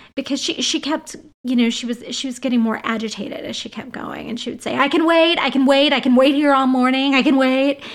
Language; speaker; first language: English; native; English